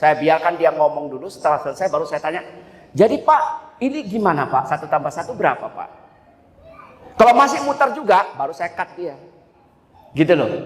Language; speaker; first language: Indonesian; native; Indonesian